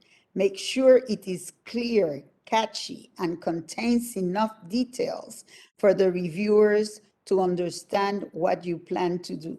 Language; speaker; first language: English; non-native, fluent; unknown